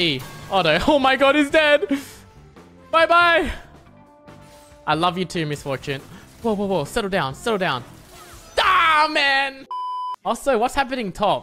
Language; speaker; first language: English; native; English